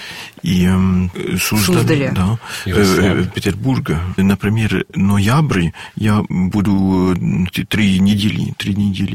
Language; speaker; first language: Russian; non-native, learner; French